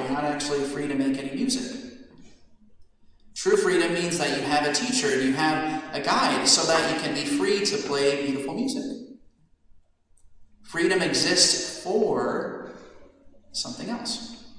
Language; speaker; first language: English; native; English